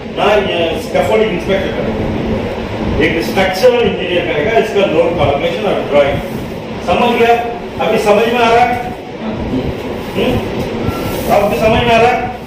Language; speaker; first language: Hindi; non-native, local second language; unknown